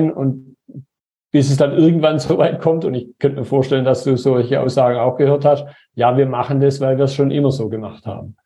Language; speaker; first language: German; native; German